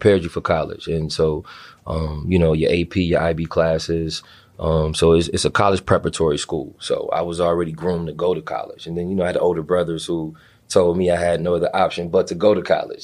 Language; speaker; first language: English; native; English